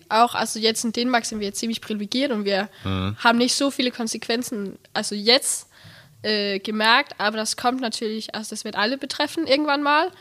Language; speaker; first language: German; early bilingual, heritage; Danish